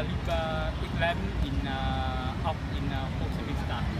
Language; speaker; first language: German; non-native, learner; Vietnamese